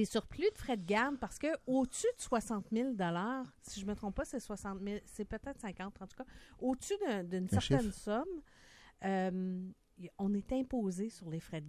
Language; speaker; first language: French; native; French